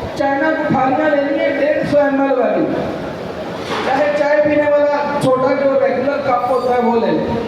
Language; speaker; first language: Urdu; non-native, local second language; Punjabi